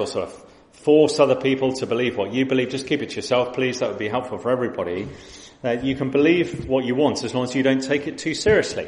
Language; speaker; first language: English; native; English